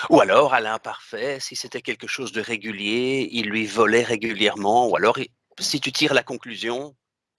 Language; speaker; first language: French; native; French